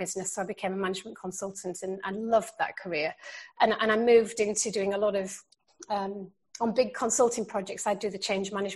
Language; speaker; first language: English; native; English